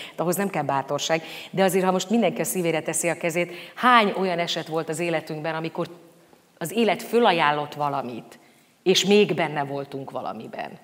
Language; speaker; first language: Hungarian; native; Hungarian